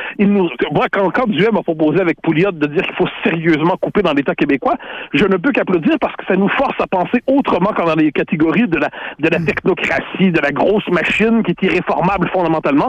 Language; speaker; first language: French; native; French